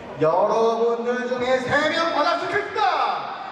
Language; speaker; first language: Korean; native; Korean